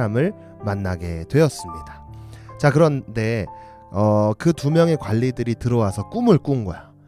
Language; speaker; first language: Korean; native; Korean